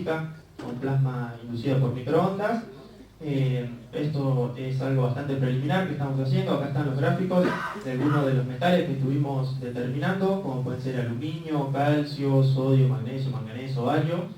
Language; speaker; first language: Spanish; native; Spanish